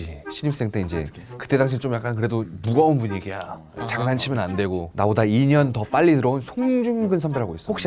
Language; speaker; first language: Korean; native; Korean